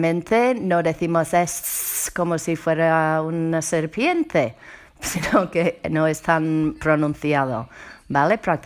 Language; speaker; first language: Spanish; non-native, fluent; English